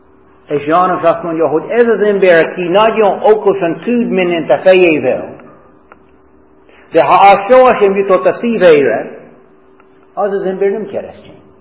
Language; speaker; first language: Hungarian; non-native, fluent; English